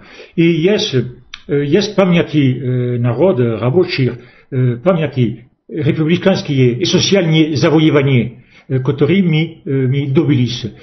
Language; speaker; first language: Russian; non-native, fluent; French